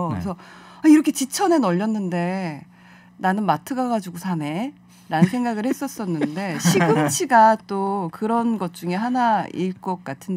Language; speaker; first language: Korean; native; Korean